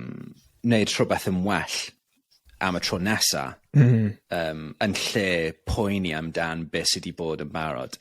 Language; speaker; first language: Welsh; non-native, local second language; English